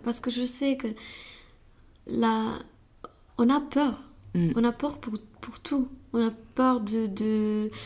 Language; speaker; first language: French; non-native, learner; Romanian